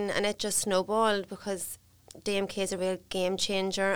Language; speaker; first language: English; native; English